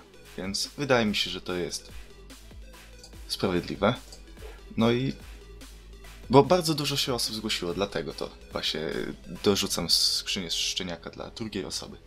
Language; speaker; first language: Polish; native; Polish